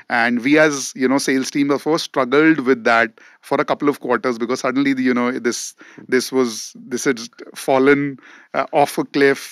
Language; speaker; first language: English; non-native, local second language; Hindi